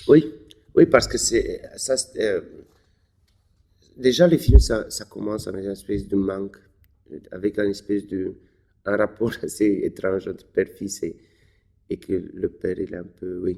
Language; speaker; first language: French; non-native, fluent; Romanian